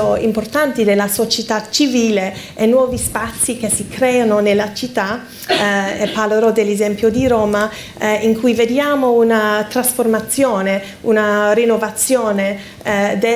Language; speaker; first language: Italian; non-native, fluent; English